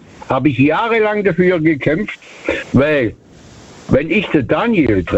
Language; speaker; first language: German; native; German